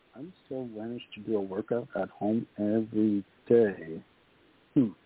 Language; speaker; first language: English; non-native, fluent; French